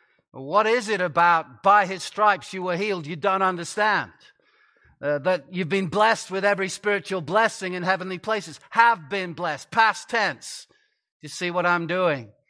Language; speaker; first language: English; native; English